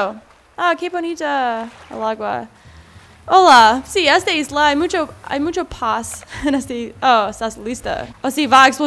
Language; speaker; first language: Spanish; non-native, learner; English